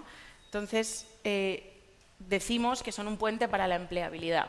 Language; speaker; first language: Spanish; native; Spanish